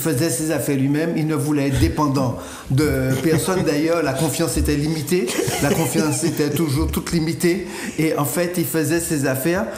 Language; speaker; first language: French; native; French